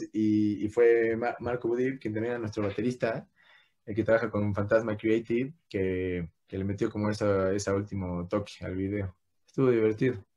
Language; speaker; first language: Spanish; native; Spanish